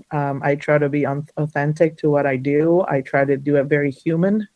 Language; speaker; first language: English; early bilingual, other home language; Spanish